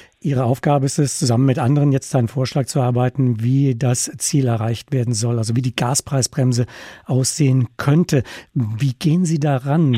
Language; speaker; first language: German; native; German